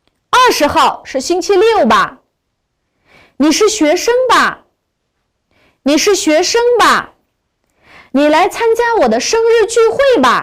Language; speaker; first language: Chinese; non-native, local second language; Uyghur